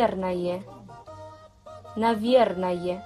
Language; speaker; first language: Russian; non-native, fluent; Kazakh